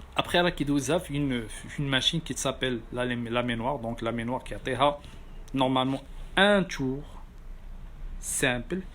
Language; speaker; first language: French; non-native, local second language; Arabic